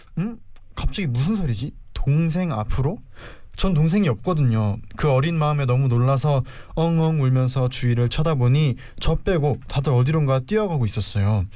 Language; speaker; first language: Korean; native; Korean